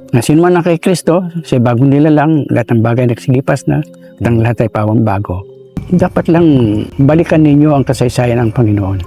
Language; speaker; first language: Filipino; native; Filipino